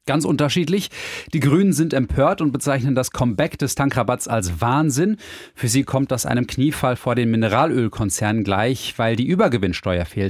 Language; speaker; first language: German; native; German